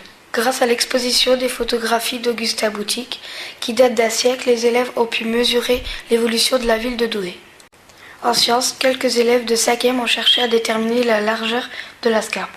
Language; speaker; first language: French; native; French